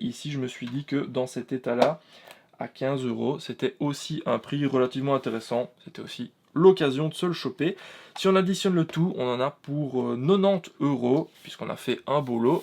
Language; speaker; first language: French; native; French